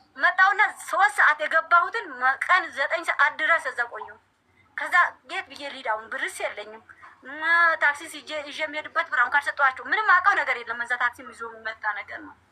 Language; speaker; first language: Amharic; native; Amharic